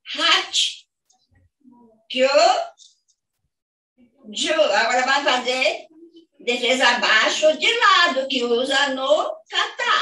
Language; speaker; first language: Portuguese; non-native, fluent; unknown